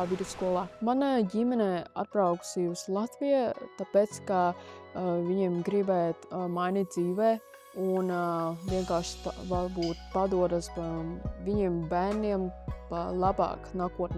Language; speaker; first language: Latvian; early bilingual, other home language; Vietnamese